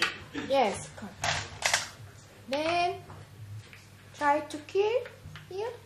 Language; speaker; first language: English; non-native, learner; Korean